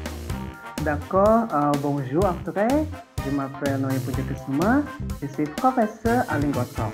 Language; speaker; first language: French; non-native, fluent; Indonesian